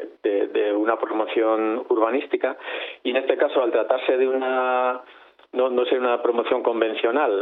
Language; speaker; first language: Spanish; native; Spanish